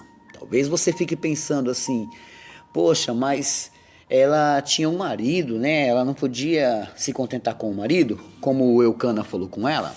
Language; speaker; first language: Portuguese; native; Portuguese